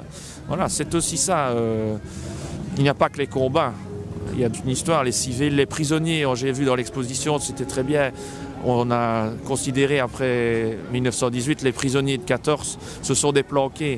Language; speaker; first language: French; native; French